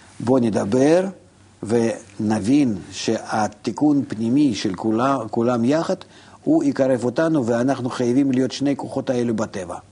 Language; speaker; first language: Hebrew; non-native, fluent; Russian